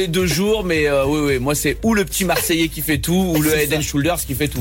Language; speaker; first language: French; native; French